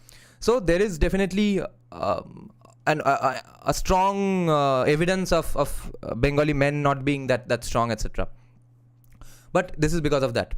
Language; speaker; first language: English; non-native, local second language; Bangla